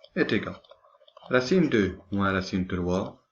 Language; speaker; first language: French; non-native, local second language; Arabic